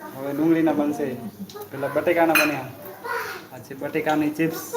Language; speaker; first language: Gujarati; non-native, local second language; Kachhi